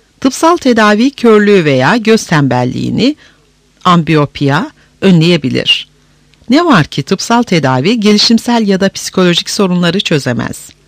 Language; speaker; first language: Turkish; native; Turkish